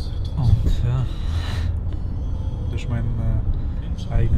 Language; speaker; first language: German; early bilingual, other home language; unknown